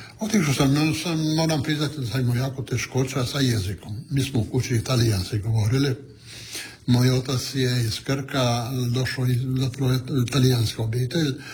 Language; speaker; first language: Croatian; non-native, local second language; Italian